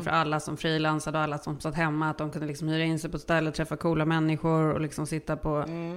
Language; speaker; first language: Swedish; native; Swedish